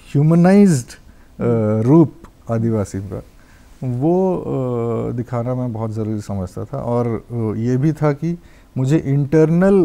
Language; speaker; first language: Hindi; non-native, local second language; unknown